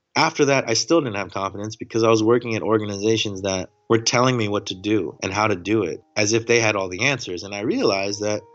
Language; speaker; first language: English; native; English